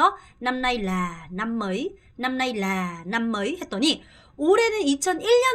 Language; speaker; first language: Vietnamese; non-native, fluent; Korean